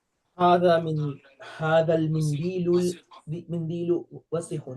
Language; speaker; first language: Arabic; non-native, learner; English